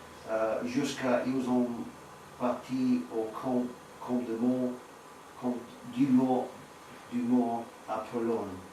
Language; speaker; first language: French; non-native, learner; English